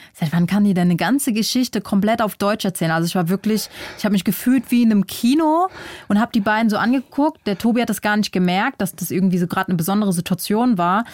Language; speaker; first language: German; early bilingual, other home language; Vietnamese